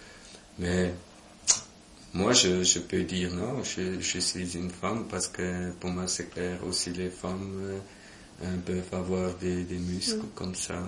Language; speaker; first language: French; non-native, local second language; German